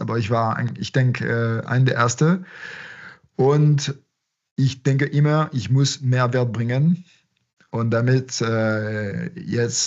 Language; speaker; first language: German; non-native, fluent; French